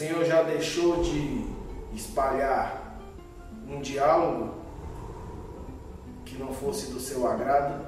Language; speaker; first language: Portuguese; native; Portuguese